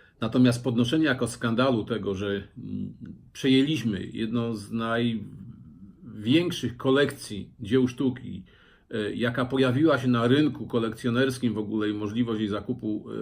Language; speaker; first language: Polish; native; Polish